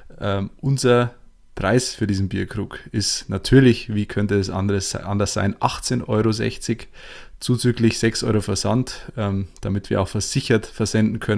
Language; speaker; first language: German; native; German